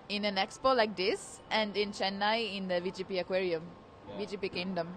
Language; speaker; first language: English; non-native, learner; Italian